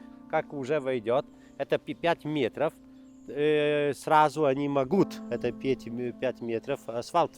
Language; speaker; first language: Russian; non-native, fluent; Lithuanian